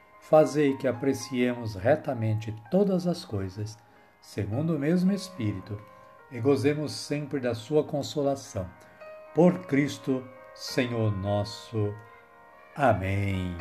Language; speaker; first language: Portuguese; native; Portuguese